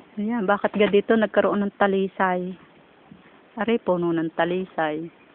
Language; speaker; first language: Filipino; native; Filipino